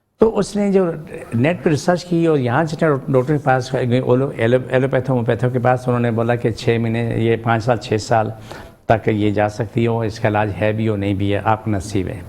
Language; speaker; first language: Urdu; non-native, local second language; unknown